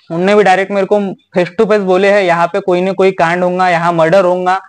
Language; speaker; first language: Hindi; non-native, local second language; Marathi